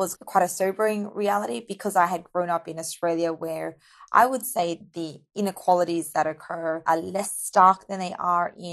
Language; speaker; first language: English; native; English